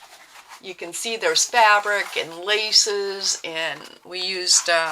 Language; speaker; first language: English; native; English